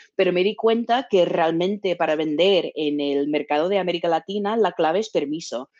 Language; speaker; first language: Spanish; non-native, fluent; English